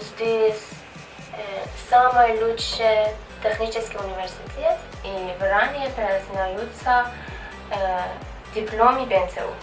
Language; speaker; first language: Russian; non-native, learner; Persian